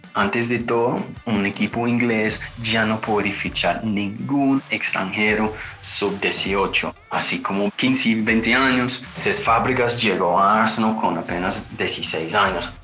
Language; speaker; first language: Spanish; non-native, fluent; English